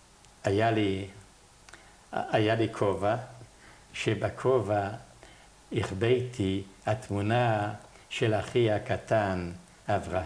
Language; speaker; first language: Hebrew; non-native, fluent; Yiddish